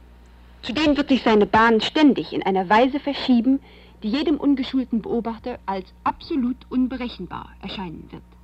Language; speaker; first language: German; native; German